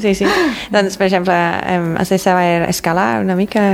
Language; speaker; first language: Catalan; non-native, fluent; English